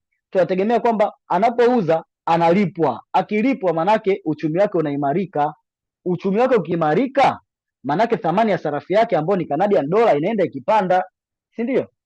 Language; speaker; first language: Swahili; native; Swahili